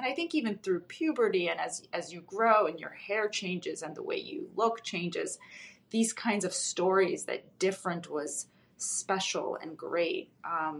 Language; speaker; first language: English; early bilingual, other home language; Russian